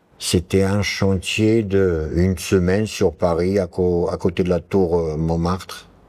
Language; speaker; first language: French; early bilingual, other home language; Serbian